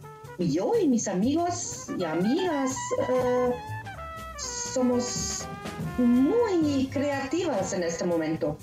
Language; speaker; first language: Spanish; non-native, learner; German